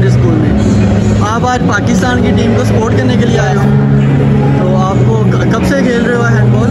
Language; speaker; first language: Urdu; non-native, local second language; Punjabi